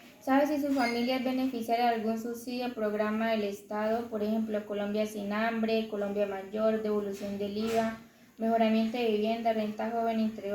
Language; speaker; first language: Spanish; native; Spanish